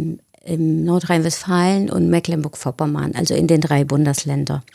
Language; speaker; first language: German; non-native, fluent; Romanian